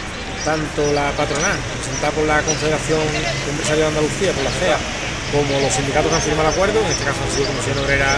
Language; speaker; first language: Spanish; native; Spanish